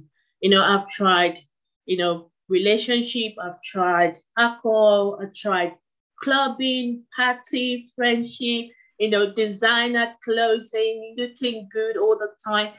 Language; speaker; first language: English; non-native, local second language; Yoruba